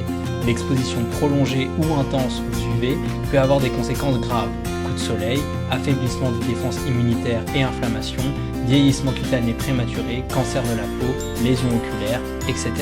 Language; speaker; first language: French; native; French